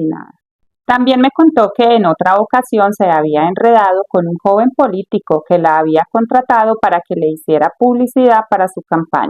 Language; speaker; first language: Spanish; native; Spanish